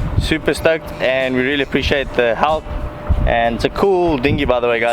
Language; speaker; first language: English; native; English